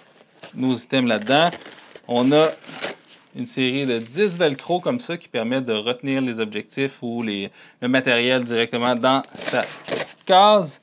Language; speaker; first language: French; native; French